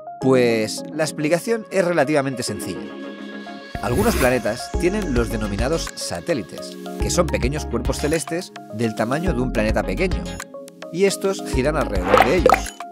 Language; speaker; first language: Spanish; native; Spanish